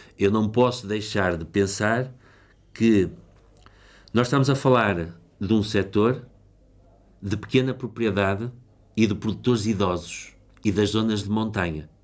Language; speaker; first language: Portuguese; native; Portuguese